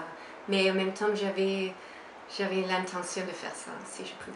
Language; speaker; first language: French; non-native, fluent; English